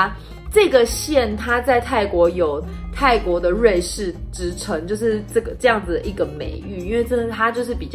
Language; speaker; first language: Chinese; native; Chinese